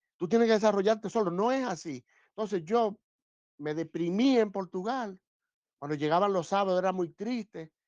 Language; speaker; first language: Spanish; native; Spanish